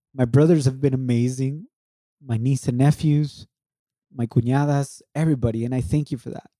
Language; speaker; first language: English; early bilingual, other home language; Spanish